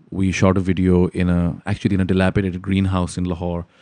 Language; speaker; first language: English; non-native, local second language; Urdu